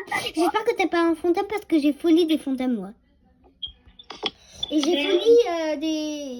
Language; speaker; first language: French; native; French